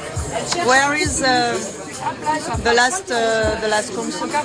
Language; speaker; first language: English; non-native, learner; French